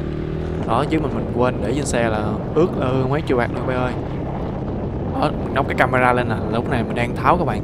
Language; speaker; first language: Vietnamese; native; Vietnamese